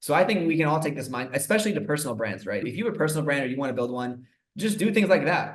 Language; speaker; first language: English; native; English